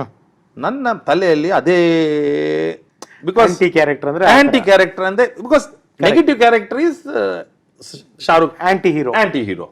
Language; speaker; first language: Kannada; non-native, local second language; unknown